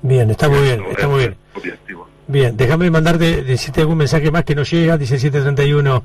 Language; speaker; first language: Spanish; native; Spanish